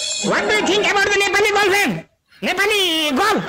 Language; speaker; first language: English; non-native, learner; Nepali